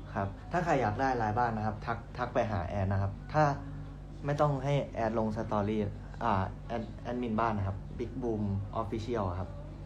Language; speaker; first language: Thai; native; Thai